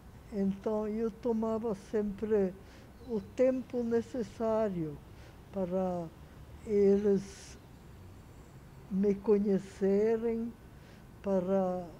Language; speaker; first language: Portuguese; non-native, fluent; Hungarian